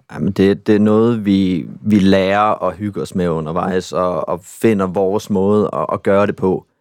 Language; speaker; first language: Danish; native; Danish